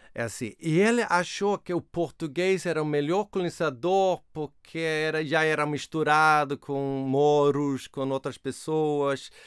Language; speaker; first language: Portuguese; non-native, fluent; Swedish